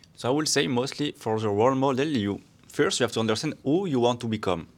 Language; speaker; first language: English; non-native, fluent; French